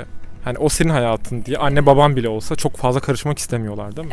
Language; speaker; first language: Turkish; native; Turkish